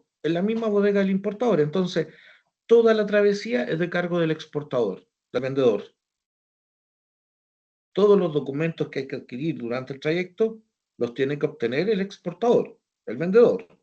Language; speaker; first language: Spanish; native; Spanish